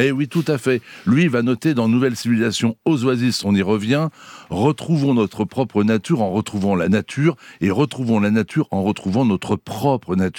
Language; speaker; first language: French; native; French